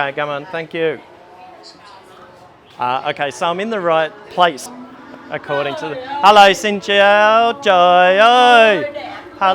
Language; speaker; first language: Vietnamese; non-native, learner; English